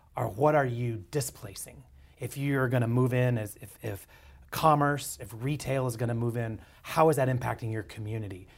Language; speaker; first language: English; native; English